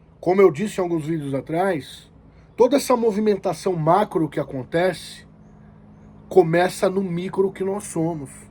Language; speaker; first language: Portuguese; native; Portuguese